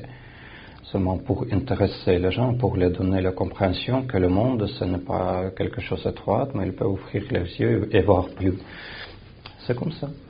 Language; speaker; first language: French; non-native, fluent; Russian